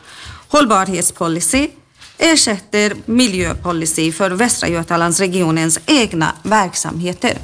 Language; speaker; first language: Swedish; native; Swedish